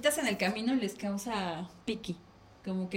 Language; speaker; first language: Spanish; native; Spanish